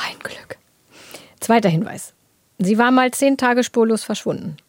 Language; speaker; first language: German; native; German